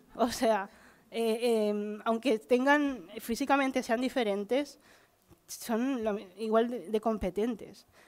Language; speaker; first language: Spanish; early bilingual, other home language; Filipino